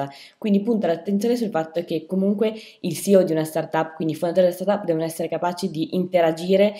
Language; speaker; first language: Italian; native; Italian